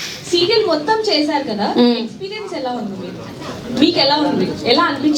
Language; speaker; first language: Telugu; native; Telugu